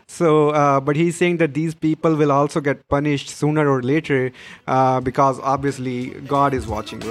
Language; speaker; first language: English; non-native, local second language; Punjabi